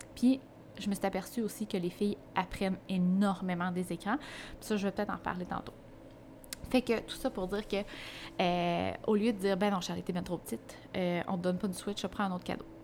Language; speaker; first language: French; native; French